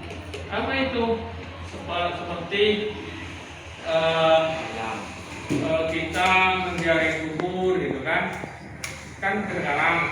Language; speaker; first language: Indonesian; native; Indonesian